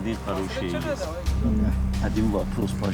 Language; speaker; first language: Russian; non-native, learner; Persian